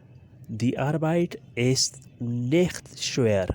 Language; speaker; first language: German; non-native, learner; Urdu